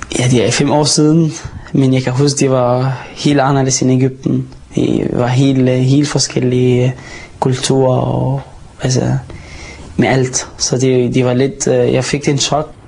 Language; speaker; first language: Danish; non-native, fluent; Arabic